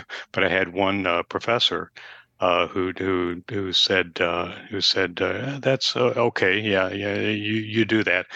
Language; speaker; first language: English; native; English